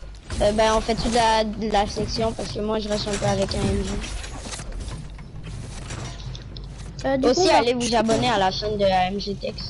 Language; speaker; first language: French; native; French